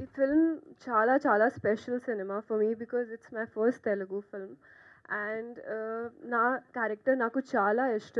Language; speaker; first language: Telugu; non-native, learner; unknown